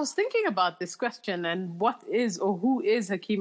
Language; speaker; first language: English; non-native, local second language; Somali